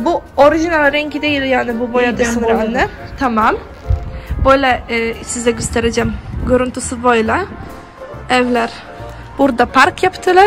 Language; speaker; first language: Turkish; non-native, learner; Polish